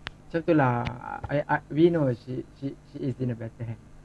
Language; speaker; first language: English; non-native, local second language; Malay